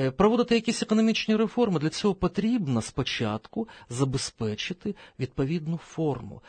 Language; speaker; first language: Ukrainian; non-native, local second language; Russian